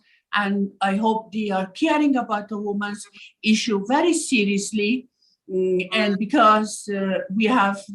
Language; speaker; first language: English; non-native, learner; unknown